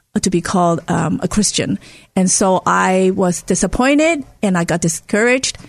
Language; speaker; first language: English; non-native, local second language; Cantonese